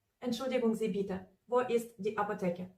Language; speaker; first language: German; non-native, local second language; Ukrainian